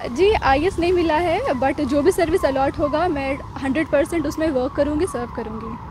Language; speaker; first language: Hindi; native; Hindi